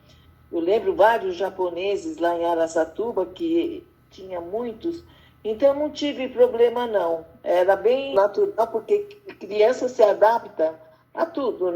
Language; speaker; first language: Portuguese; early bilingual, other home language; Arabic